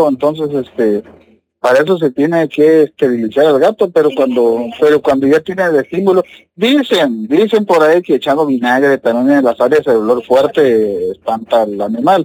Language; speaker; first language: Spanish; native; Spanish